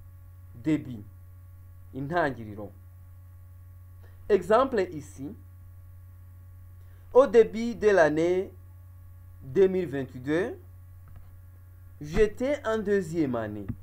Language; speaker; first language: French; non-native, local second language; Kinyarwanda